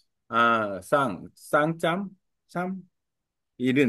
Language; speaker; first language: Vietnamese; non-native, learner; Korean